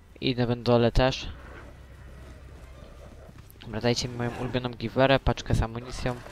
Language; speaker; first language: Polish; native; Polish